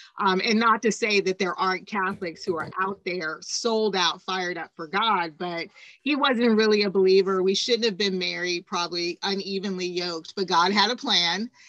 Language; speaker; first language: English; native; English